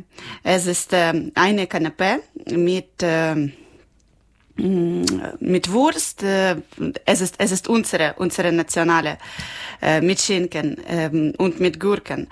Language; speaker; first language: German; non-native, learner; Ukrainian